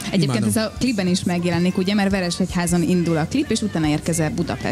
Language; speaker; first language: Hungarian; native; Hungarian